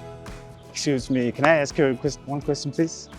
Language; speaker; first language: English; non-native, learner; Mongolian